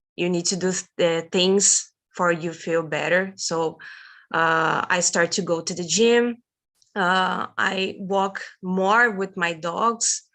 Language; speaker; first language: English; non-native, learner; Portuguese